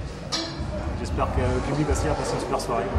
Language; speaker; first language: French; native; French